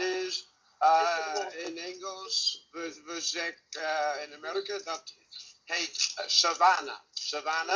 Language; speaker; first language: Dutch; non-native, learner; English